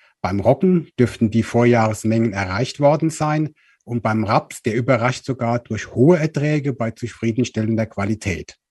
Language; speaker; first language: German; native; German